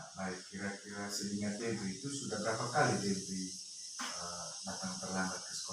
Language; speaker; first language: Indonesian; non-native, local second language; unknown